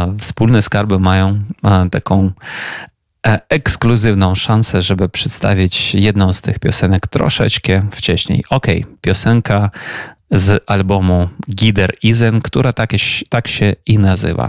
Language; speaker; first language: Polish; non-native, fluent; Ukrainian